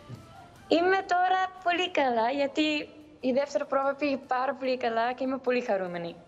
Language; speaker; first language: Greek; early bilingual, heritage; Greek